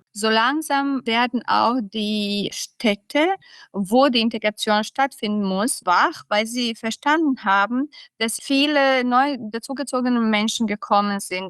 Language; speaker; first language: German; early bilingual, other home language; Croatian